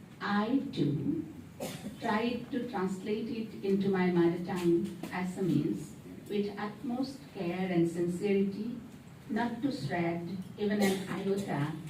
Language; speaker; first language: English; non-native, local second language; Assamese